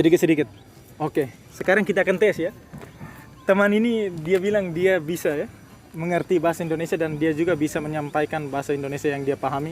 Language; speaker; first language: Indonesian; non-native, local second language; Tetum